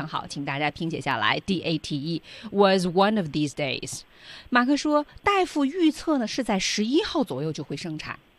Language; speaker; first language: Chinese; native; Chinese